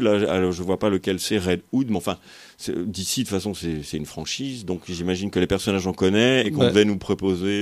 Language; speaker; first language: French; native; French